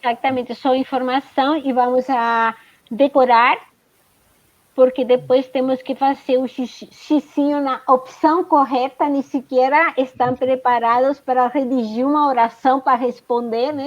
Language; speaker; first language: Portuguese; non-native, fluent; Spanish